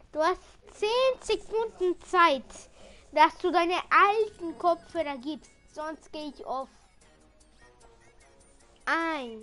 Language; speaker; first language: German; early bilingual, other home language; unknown